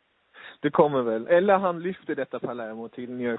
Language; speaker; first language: Swedish; native; Swedish